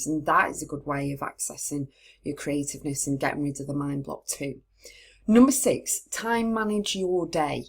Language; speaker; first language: English; native; English